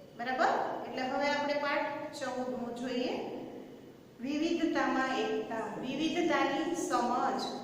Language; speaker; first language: Gujarati; native; Gujarati